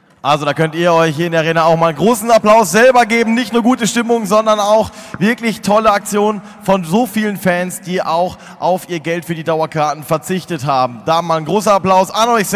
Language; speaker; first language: German; native; German